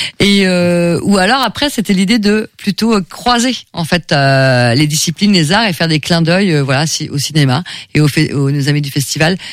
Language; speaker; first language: French; native; French